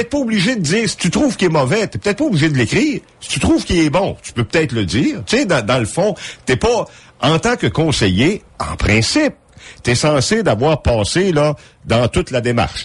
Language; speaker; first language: French; native; French